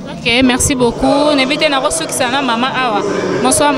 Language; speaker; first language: French; non-native, local second language; Lingala